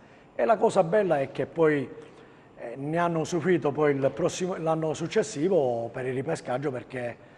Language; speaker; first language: Italian; native; Italian